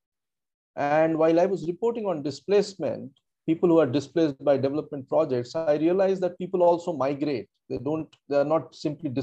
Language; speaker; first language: English; non-native, local second language; Marathi